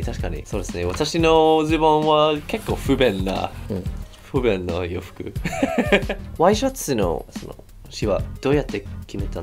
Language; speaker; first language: Japanese; non-native, learner; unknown